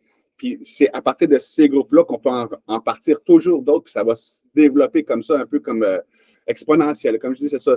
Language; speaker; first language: French; native; French